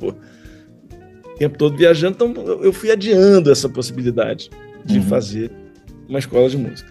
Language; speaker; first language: Portuguese; native; Portuguese